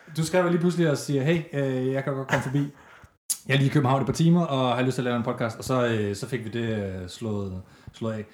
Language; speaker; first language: Danish; native; Danish